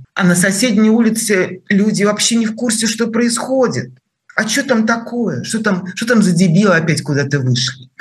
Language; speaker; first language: Russian; native; Russian